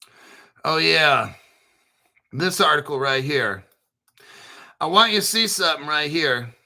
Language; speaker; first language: English; native; English